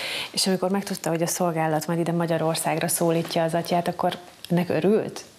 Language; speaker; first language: Hungarian; native; Hungarian